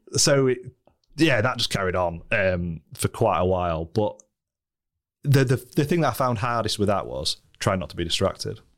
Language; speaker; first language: English; native; English